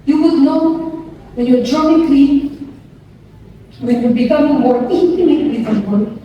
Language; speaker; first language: English; non-native, local second language; Filipino